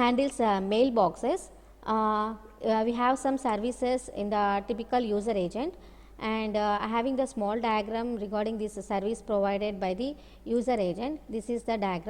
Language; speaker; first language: English; non-native, local second language; Telugu